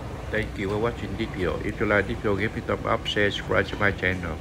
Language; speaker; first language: English; non-native, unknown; Vietnamese